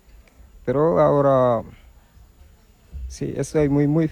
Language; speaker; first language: Spanish; non-native, learner; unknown